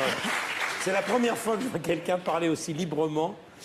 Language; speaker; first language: French; native; French